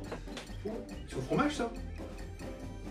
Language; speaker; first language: French; native; French